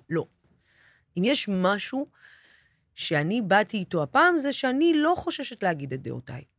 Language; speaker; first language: Hebrew; non-native, local second language; Arabic